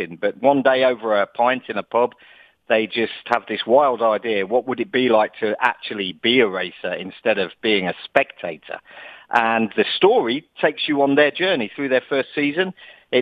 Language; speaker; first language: English; native; English